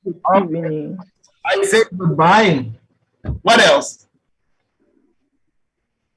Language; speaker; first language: English; non-native, fluent; Spanish